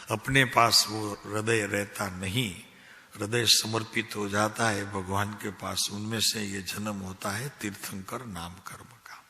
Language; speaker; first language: Hindi; non-native, local second language; Gujarati